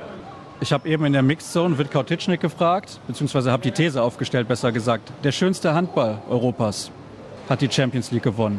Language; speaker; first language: German; native; German